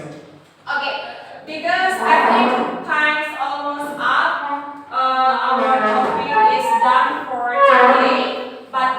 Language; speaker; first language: English; non-native, fluent; Indonesian